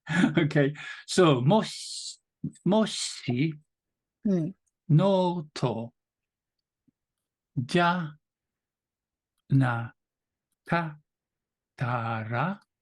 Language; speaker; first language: Japanese; non-native, learner; English